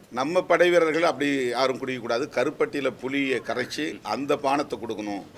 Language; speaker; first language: Tamil; native; Tamil